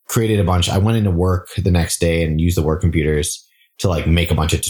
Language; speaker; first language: English; native; English